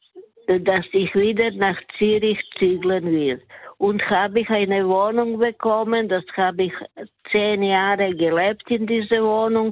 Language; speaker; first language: German; non-native, learner; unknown